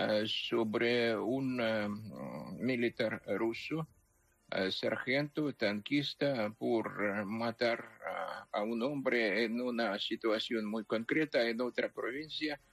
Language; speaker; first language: Spanish; non-native, fluent; Ukrainian